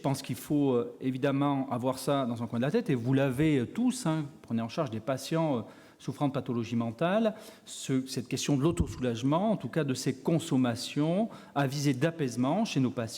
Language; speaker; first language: French; native; French